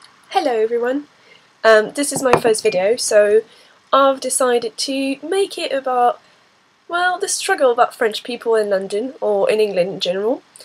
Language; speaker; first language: English; non-native, fluent; French